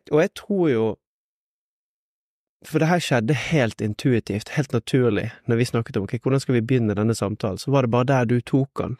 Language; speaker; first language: Norwegian; native; Norwegian